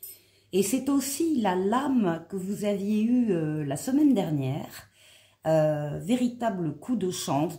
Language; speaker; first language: French; native; French